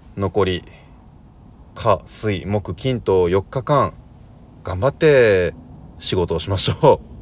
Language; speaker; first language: Japanese; native; Japanese